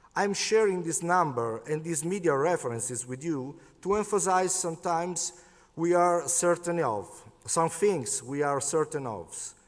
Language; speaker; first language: English; non-native, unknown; Italian